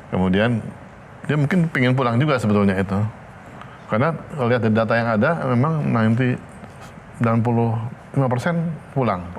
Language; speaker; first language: Indonesian; native; Indonesian